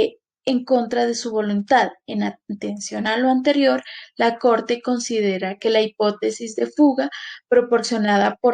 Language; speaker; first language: Spanish; native; Spanish